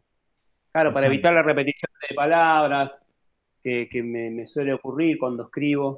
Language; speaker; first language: Spanish; native; Spanish